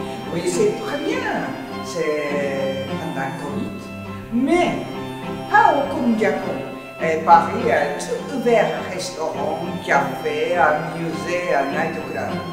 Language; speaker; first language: French; non-native, learner; Japanese